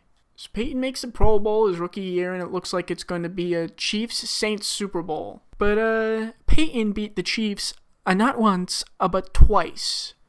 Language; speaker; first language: English; native; English